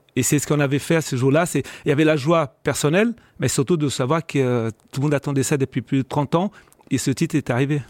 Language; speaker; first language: French; non-native, fluent; Portuguese